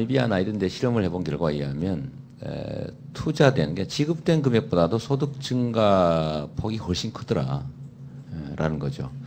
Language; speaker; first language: Korean; native; Korean